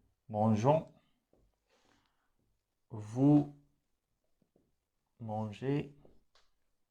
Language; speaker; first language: French; non-native, fluent; Hindi